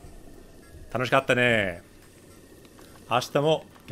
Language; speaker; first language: Japanese; non-native, fluent; English